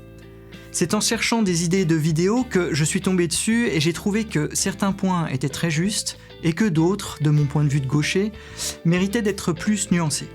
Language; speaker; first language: French; native; French